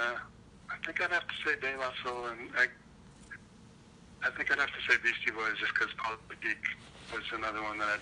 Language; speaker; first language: English; native; English